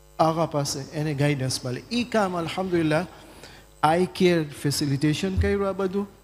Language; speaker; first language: Gujarati; early bilingual, heritage; Gujarati